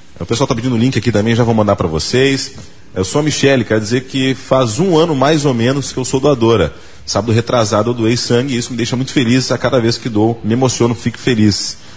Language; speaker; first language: Portuguese; native; Portuguese